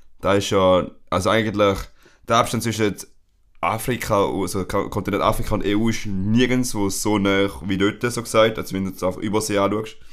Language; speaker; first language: German; non-native, fluent; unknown